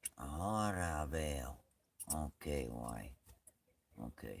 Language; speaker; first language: Spanish; non-native, learner; English